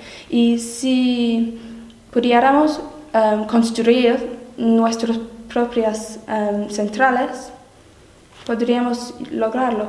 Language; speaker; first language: Spanish; non-native, learner; English